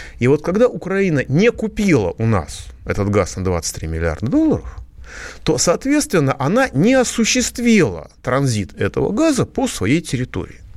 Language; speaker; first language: Russian; native; Russian